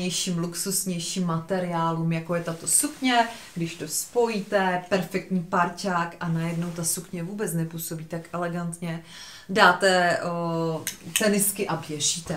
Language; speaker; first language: Czech; native; Czech